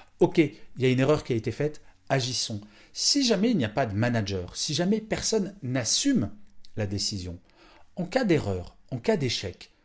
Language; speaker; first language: French; native; French